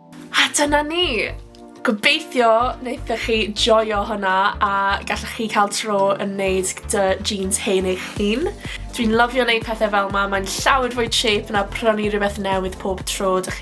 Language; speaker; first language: Welsh; non-native, local second language; English